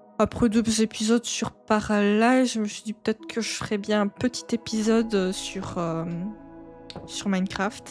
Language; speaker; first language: French; native; French